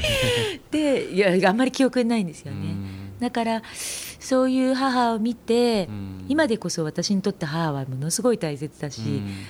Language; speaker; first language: Japanese; native; Japanese